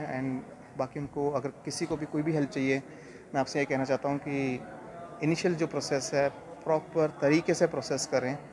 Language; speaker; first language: Hindi; native; Hindi